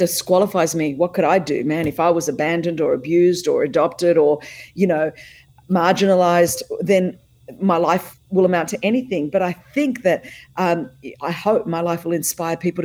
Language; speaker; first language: English; non-native, local second language; Greek